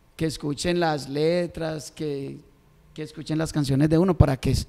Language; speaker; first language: Spanish; native; Spanish